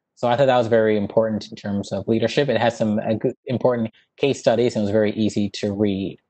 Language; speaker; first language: English; native; English